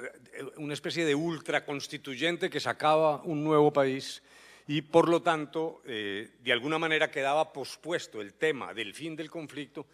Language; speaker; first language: Spanish; native; Spanish